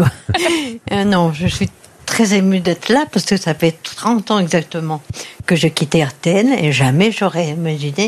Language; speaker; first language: French; native; French